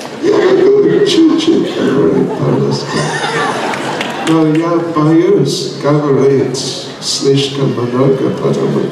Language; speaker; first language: Russian; non-native, learner; English